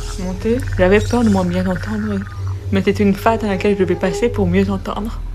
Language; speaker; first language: French; native; French